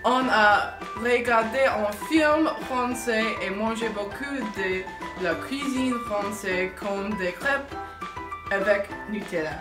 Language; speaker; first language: French; non-native, learner; English